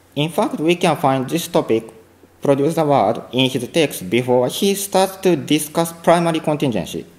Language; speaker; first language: English; non-native, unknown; Japanese